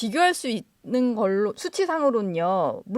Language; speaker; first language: Korean; native; Korean